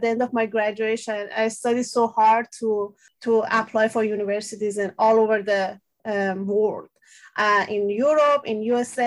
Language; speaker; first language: English; non-native, fluent; Persian